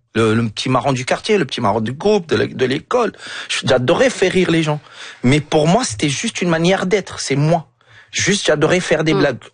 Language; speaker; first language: French; non-native, local second language; Arabic